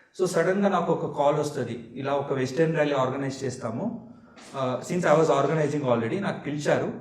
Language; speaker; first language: Telugu; non-native, local second language; Marathi